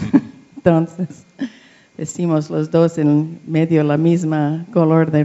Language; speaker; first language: Spanish; non-native, learner; English